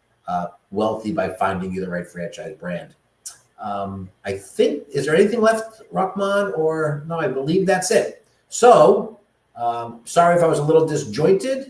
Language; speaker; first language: English; native; English